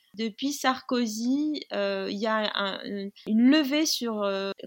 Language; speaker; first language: French; non-native, local second language; Arabic